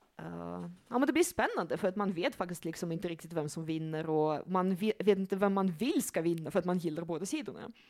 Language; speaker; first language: Swedish; early bilingual, other home language; Russian